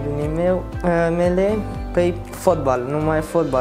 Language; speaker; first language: Romanian; non-native, learner; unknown